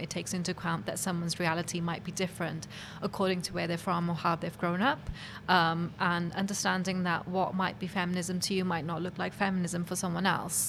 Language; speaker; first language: English; native; English